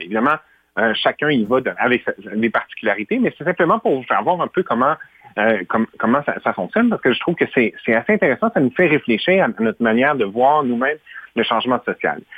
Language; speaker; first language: French; native; French